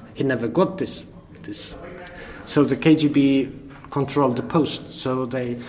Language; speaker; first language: English; non-native, learner; Estonian